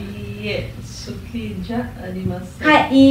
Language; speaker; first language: Japanese; non-native, learner; Portuguese